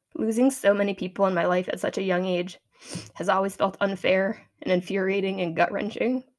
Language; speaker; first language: English; native; English